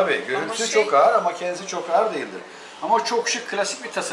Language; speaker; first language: Turkish; native; Turkish